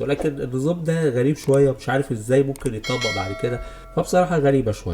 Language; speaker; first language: Arabic; native; Arabic